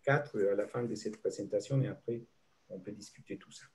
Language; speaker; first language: French; non-native, fluent; Spanish